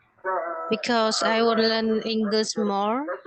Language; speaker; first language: English; non-native, learner; Indonesian